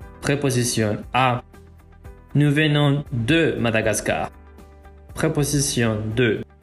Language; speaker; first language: French; non-native, learner; Spanish